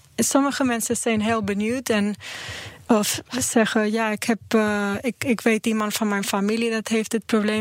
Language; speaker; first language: Dutch; non-native, learner; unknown